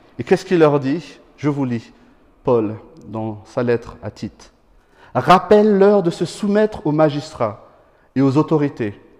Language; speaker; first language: French; non-native, local second language; Malagasy